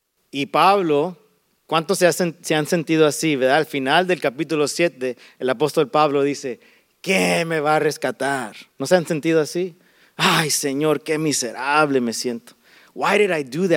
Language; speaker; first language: Spanish; early bilingual, heritage; Spanish